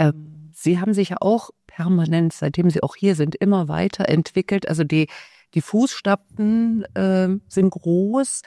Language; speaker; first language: German; native; German